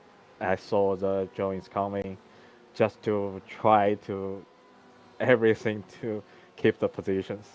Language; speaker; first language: English; non-native, learner; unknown